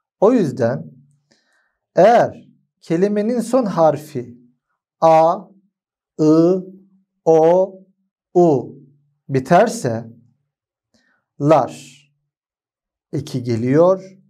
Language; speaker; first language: Turkish; non-native, fluent; Arabic